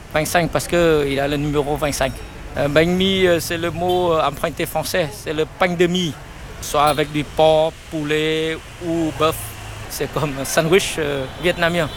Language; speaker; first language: French; non-native, fluent; Vietnamese